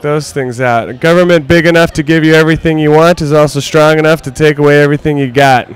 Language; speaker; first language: English; native; English